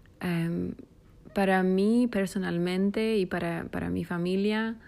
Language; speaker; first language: Spanish; non-native, fluent; English